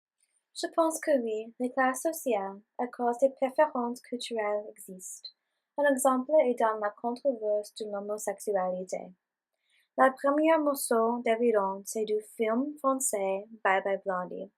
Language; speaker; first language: French; non-native, learner; English